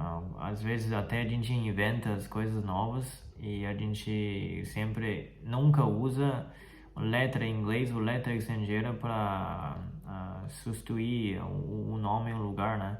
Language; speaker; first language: Portuguese; non-native, fluent; Chinese